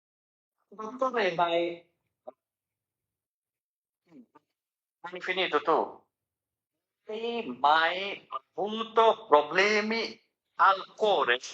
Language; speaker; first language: Italian; non-native, learner; Bangla